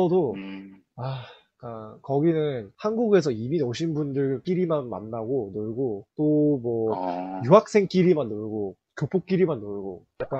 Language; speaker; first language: Korean; early bilingual, heritage; Korean